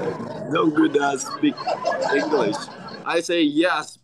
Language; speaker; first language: English; non-native, learner; Chinese